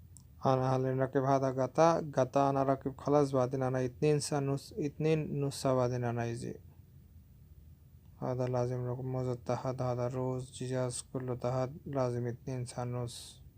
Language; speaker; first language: Arabic; non-native, learner; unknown